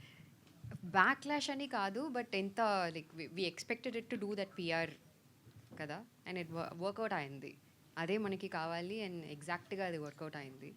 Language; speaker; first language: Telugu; non-native, fluent; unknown